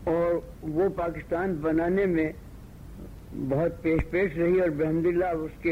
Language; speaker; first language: Urdu; native; Urdu